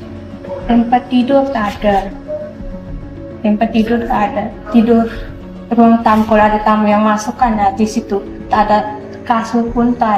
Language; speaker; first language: Indonesian; non-native, local second language; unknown